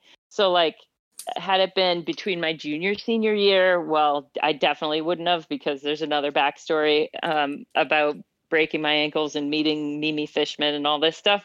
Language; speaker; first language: English; native; English